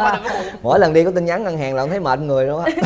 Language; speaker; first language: Vietnamese; native; Vietnamese